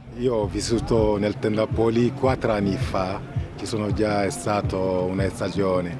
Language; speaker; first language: Italian; non-native, fluent; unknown